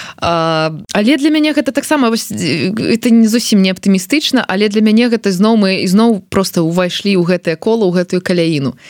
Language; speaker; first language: Belarusian; non-native, local second language; Russian